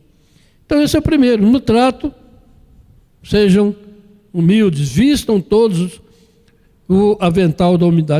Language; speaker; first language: Portuguese; native; Portuguese